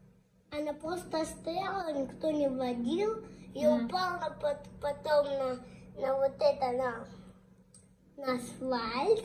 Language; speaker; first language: Russian; early bilingual, heritage; Russian